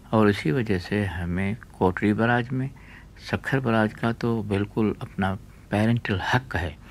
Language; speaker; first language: Urdu; non-native, local second language; Sindhi